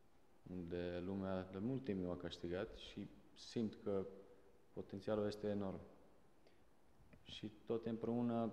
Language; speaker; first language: Romanian; non-native, fluent; Serbian